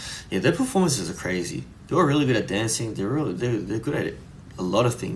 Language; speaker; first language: English; early bilingual, other home language; Korean